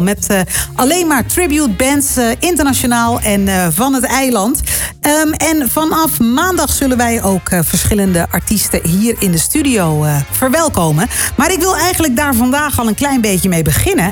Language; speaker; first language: Dutch; native; Dutch